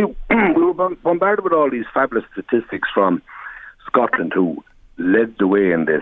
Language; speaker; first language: English; native; English